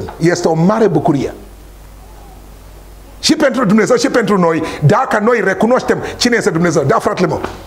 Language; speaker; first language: Romanian; non-native, learner; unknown